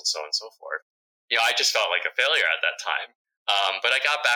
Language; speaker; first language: English; early bilingual, other home language; Vietnamese